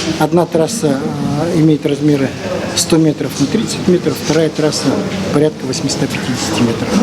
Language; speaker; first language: Russian; native; Russian